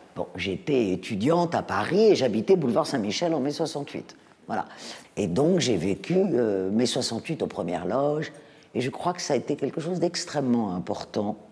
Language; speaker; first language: French; native; French